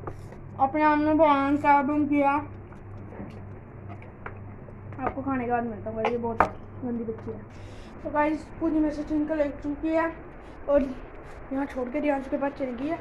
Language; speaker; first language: Hindi; native; Hindi